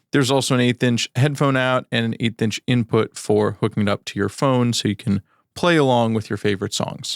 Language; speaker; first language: English; native; English